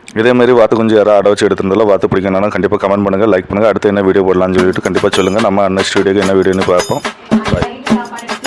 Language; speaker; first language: Tamil; native; Tamil